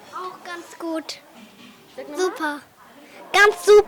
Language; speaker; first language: German; early bilingual, other home language; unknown